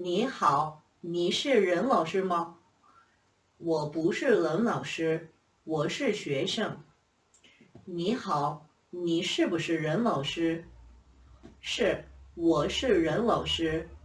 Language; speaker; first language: Chinese; non-native, fluent; Korean